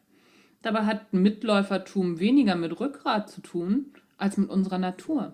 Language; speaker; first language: German; native; German